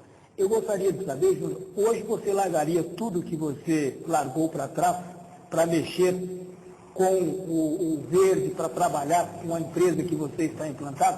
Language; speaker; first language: Portuguese; native; Portuguese